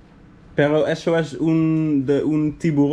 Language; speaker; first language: Spanish; non-native, learner; Dutch